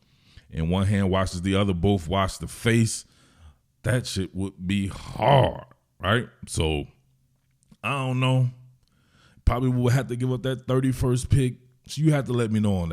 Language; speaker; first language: English; native; English